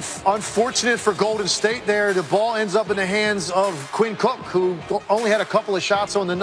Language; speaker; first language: English; native; English